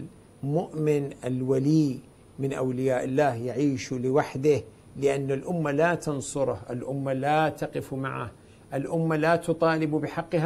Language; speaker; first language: Arabic; native; Arabic